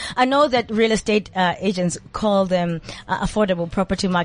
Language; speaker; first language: English; non-native, local second language; Zulu